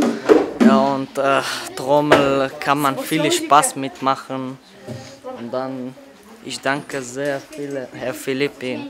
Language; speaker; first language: German; non-native, learner; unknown